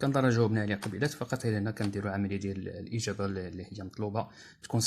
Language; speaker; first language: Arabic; native; Arabic